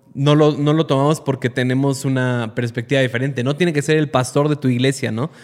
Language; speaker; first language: Spanish; native; Spanish